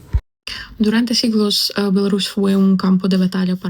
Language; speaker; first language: Spanish; non-native, fluent; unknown